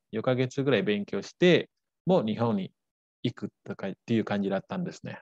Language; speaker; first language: Japanese; non-native, fluent; Balinese